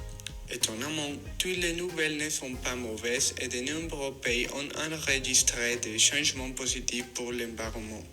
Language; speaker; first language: French; non-native, learner; Spanish